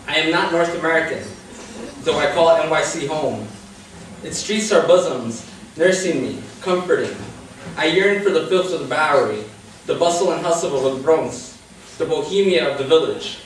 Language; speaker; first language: English; early bilingual, other home language; Spanish